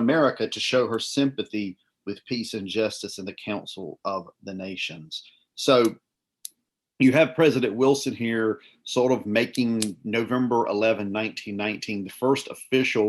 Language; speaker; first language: English; native; English